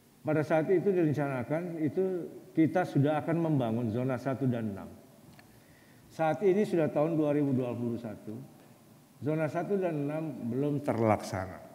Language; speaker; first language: Indonesian; native; Indonesian